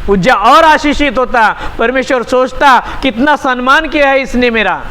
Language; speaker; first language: Hindi; non-native, local second language; Marathi